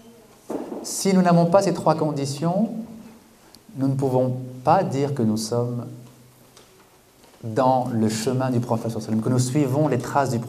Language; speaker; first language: French; native; French